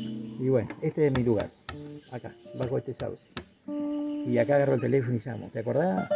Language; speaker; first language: Spanish; native; Spanish